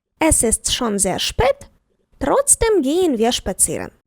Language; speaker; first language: German; non-native, fluent; Ukrainian